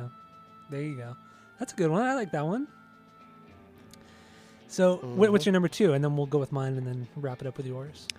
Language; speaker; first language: English; native; English